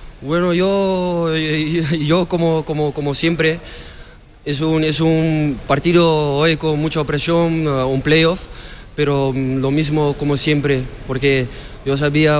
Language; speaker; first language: Spanish; non-native, learner; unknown